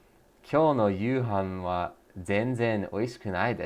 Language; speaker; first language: Japanese; non-native, learner; English